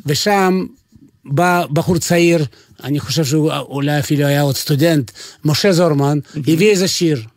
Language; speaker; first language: Hebrew; non-native, fluent; Russian